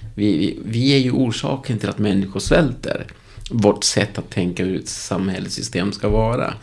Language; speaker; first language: Swedish; early bilingual, other home language; Spanish